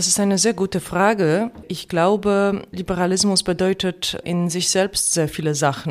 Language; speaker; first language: German; non-native, fluent; Polish